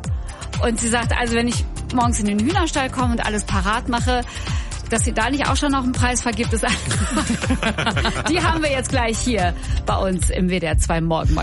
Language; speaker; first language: German; native; German